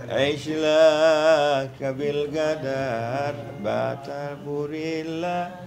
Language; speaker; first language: Swahili; native; Swahili